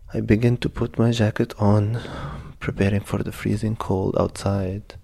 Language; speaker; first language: English; non-native, fluent; Arabic